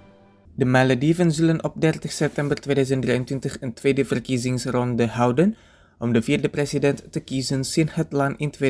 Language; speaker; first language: Dutch; non-native, fluent; Indonesian